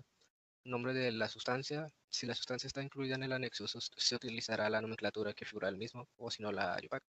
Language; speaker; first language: Spanish; native; Spanish